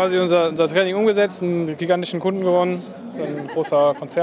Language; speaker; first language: German; native; German